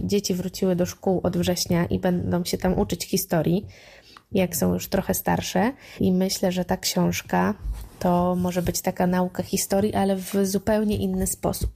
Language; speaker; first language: Polish; native; Polish